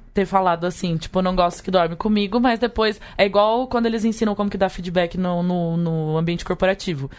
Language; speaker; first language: Portuguese; native; Portuguese